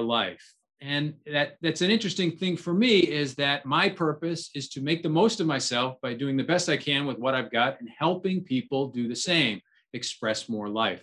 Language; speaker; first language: English; native; English